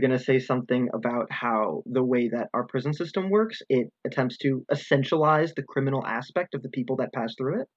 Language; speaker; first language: English; native; English